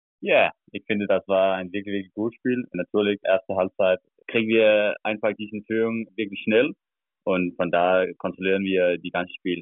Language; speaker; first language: German; non-native, learner; Danish